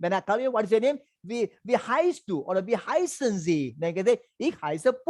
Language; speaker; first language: German; non-native, learner; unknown